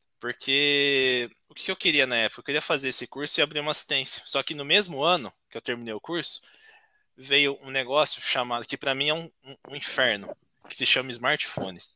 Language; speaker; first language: Portuguese; native; Portuguese